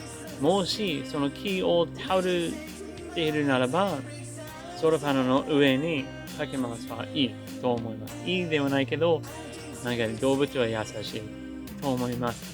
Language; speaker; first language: Japanese; non-native, learner; English